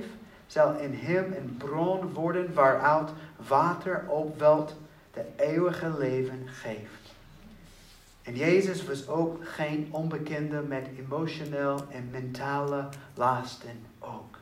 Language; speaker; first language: Dutch; non-native, learner; English